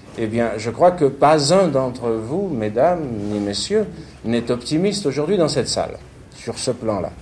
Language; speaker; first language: French; native; French